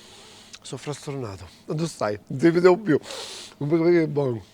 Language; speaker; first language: Italian; native; Italian